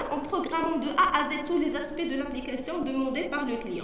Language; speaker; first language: French; non-native, local second language; Arabic